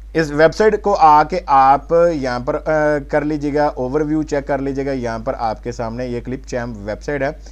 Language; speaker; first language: Urdu; non-native, local second language; Punjabi